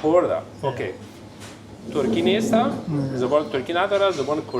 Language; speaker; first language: Persian; native; Persian